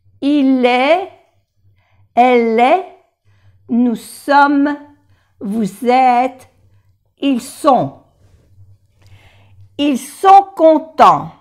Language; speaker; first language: French; non-native, fluent; Spanish